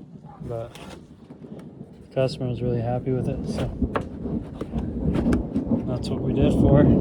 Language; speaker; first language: English; native; English